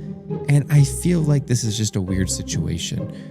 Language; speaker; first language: English; native; English